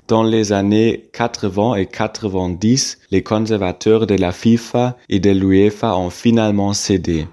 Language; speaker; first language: French; non-native, fluent; German